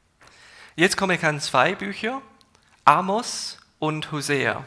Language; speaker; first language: German; non-native, fluent; English